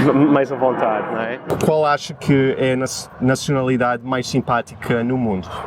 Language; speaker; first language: Portuguese; early bilingual, heritage; Portuguese